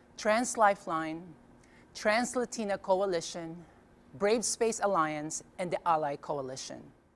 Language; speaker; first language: English; non-native, local second language; Filipino